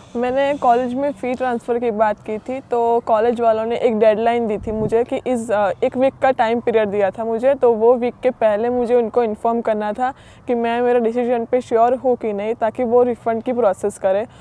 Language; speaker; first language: Hindi; non-native, local second language; Gujarati